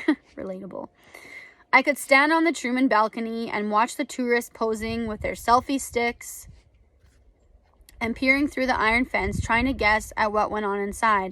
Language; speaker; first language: English; native; English